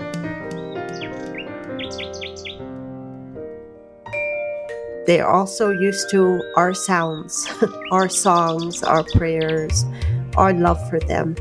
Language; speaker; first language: English; native; English